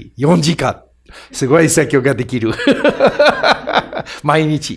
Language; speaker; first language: Japanese; non-native, fluent; English